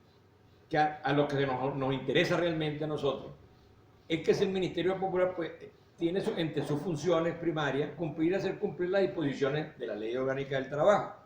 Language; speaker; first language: Spanish; native; Spanish